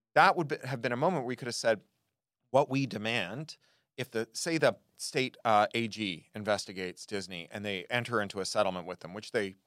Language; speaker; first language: English; native; English